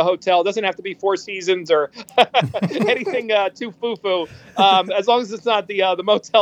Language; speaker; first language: English; native; English